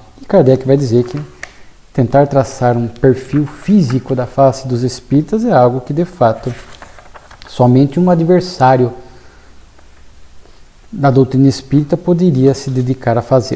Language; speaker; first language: Portuguese; native; Portuguese